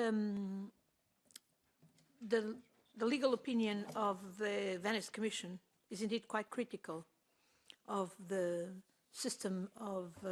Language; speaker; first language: English; non-native, fluent; Portuguese